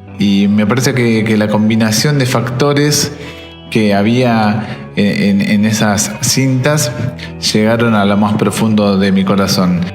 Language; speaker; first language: Spanish; native; Spanish